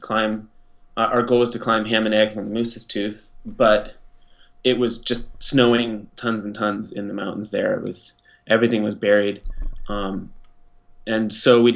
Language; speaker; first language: English; native; English